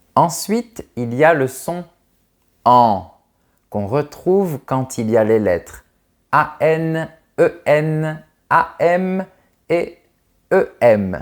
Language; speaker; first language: French; native; French